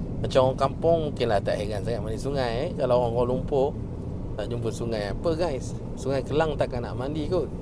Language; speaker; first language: Malay; native; Malay